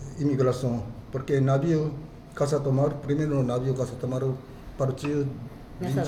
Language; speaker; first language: Portuguese; non-native, fluent; Japanese